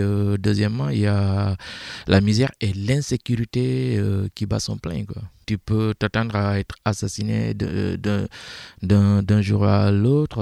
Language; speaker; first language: French; non-native, local second language; Fula